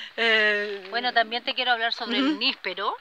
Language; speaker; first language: Spanish; native; Spanish